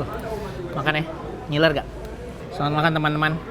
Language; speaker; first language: Indonesian; native; Indonesian